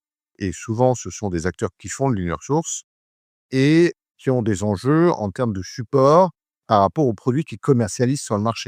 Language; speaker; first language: French; native; French